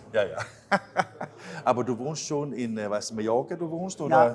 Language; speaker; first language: German; non-native, fluent; Danish